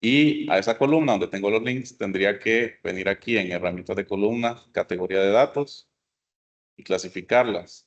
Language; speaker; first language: Spanish; native; Spanish